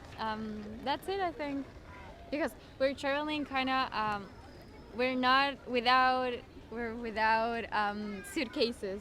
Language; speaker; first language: English; non-native, fluent; Spanish